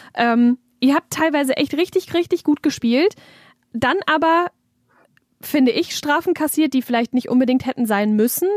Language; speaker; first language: German; native; German